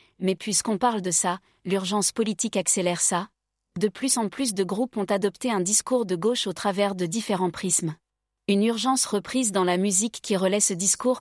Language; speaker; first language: French; native; French